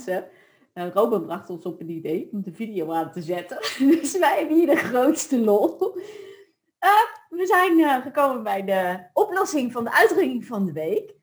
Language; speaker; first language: Dutch; native; Dutch